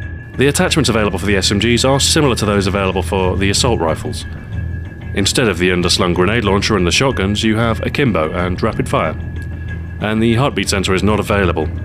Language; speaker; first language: English; native; English